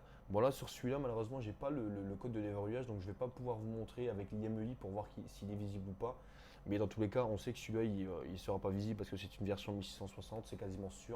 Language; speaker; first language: French; native; French